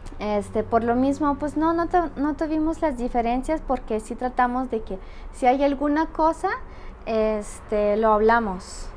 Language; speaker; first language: Spanish; non-native, fluent; Russian